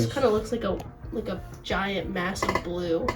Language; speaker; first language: English; native; English